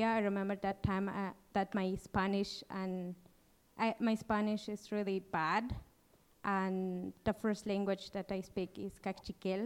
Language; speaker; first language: English; non-native, fluent; Kaqchikel